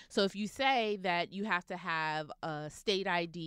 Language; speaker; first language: English; native; English